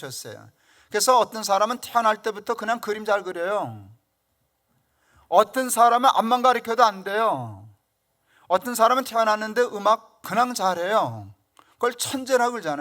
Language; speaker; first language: Korean; native; Korean